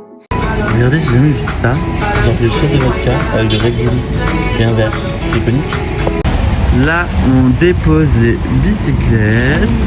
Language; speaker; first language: French; native; French